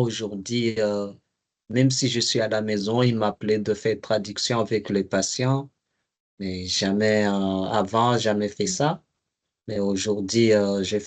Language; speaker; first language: French; non-native, learner; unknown